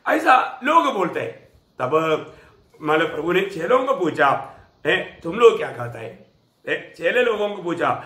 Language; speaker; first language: Hindi; non-native, local second language; Malayalam